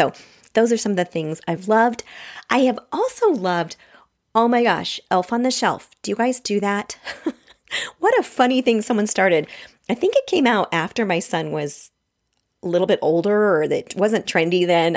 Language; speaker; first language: English; native; English